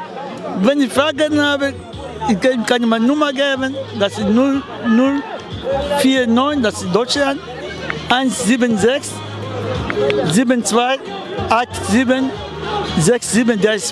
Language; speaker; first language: German; non-native, learner; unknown